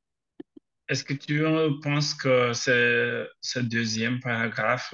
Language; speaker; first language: French; non-native, learner; Portuguese